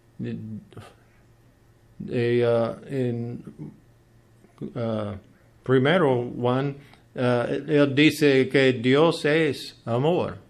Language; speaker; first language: Spanish; non-native, learner; English